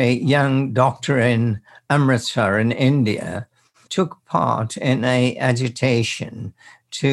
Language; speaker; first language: English; native; English